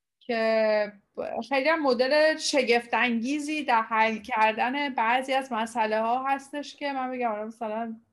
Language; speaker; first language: Persian; native; Persian